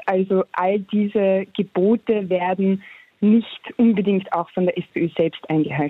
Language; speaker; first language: German; native; German